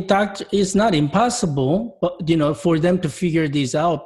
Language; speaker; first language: English; non-native, fluent; Korean